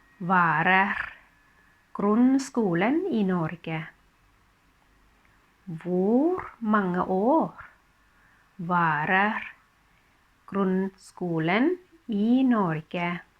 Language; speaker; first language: Norwegian; non-native, fluent; Thai